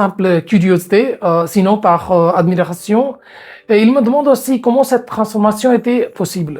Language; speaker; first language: French; non-native, fluent; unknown